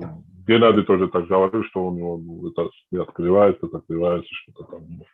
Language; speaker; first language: Russian; non-native, fluent; Georgian